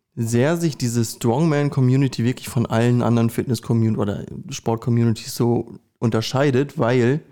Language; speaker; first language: German; native; German